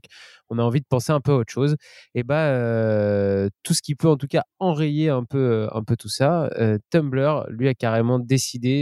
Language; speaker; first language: French; native; French